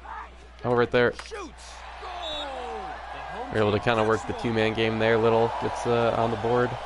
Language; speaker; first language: English; native; English